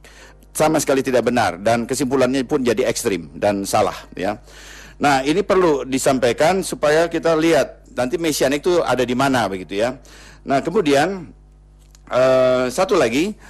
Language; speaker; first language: Indonesian; native; Indonesian